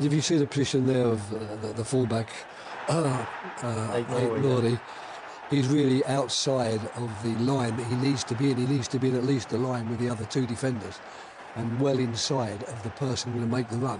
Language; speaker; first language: English; native; English